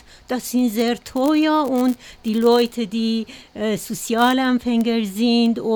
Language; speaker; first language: German; non-native, learner; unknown